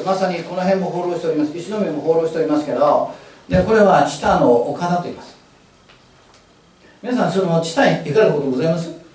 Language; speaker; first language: Japanese; native; Japanese